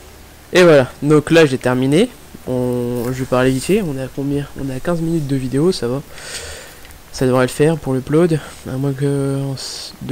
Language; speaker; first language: French; native; French